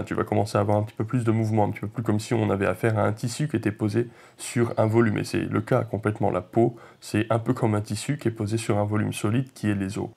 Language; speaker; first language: French; native; French